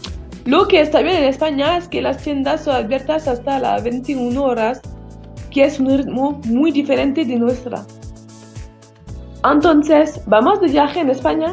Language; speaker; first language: Spanish; non-native, learner; French